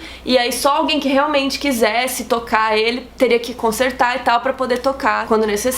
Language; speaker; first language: Portuguese; native; Portuguese